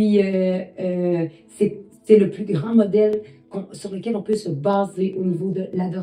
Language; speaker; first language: French; native; French